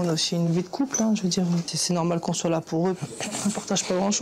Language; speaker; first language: French; native; French